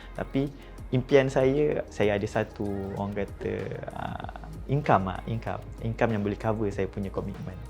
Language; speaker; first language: Malay; native; Malay